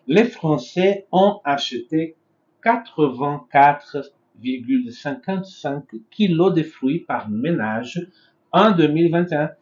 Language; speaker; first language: French; non-native, fluent; Portuguese